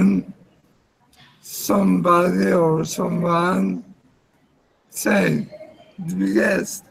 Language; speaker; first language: English; non-native, learner; Spanish